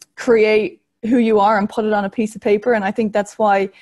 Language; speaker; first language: English; native; English